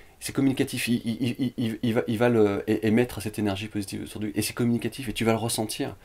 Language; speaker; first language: French; early bilingual, other home language; Vietnamese